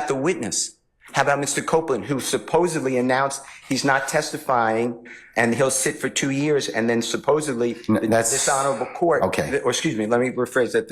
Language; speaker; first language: English; native; English